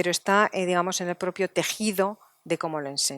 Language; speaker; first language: Spanish; native; Spanish